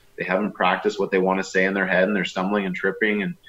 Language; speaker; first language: English; native; English